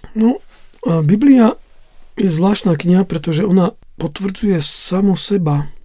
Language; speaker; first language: Slovak; native; Slovak